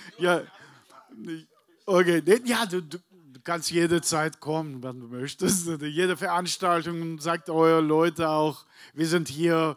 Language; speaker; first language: German; non-native, learner; Turkish